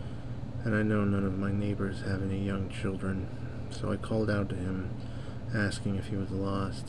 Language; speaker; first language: English; native; English